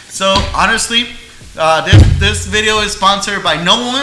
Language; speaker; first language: English; early bilingual, other home language; Spanish